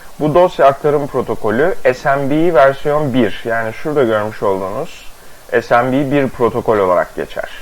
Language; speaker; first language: Turkish; native; Turkish